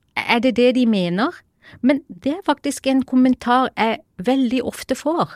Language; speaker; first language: Norwegian; early bilingual, other home language; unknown